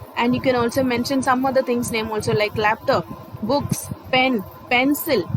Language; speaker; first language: English; non-native, local second language; Malayalam